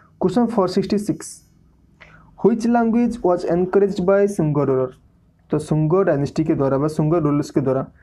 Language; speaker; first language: Hindi; native; Hindi